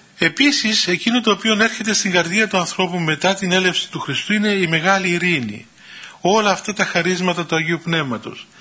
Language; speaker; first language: Greek; native; Greek